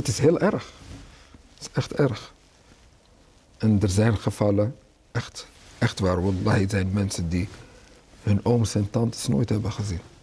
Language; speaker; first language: Dutch; early bilingual, other home language; Arabic